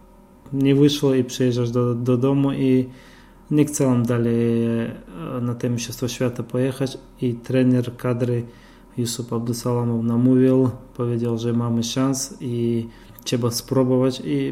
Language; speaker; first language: Polish; non-native, fluent; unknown